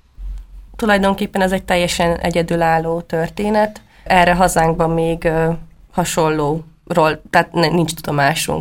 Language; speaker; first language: Hungarian; native; Hungarian